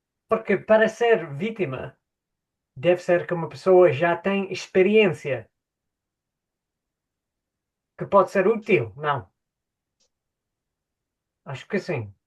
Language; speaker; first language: Portuguese; non-native, fluent; English